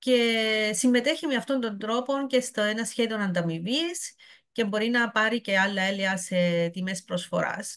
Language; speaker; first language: Greek; native; Greek